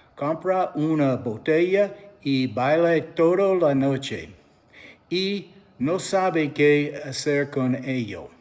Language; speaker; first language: Spanish; non-native, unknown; English